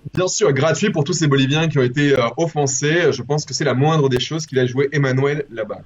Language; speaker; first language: French; early bilingual, other home language; Spanish